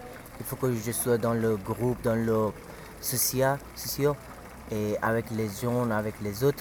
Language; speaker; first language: French; non-native, learner; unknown